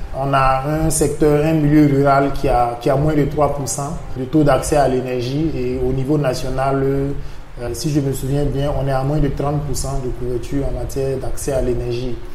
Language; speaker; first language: French; non-native, local second language; Mossi